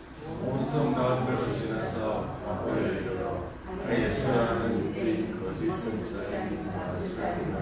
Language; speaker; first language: Korean; native; Korean